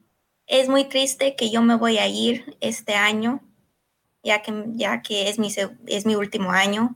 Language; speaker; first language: Spanish; early bilingual, heritage; Spanish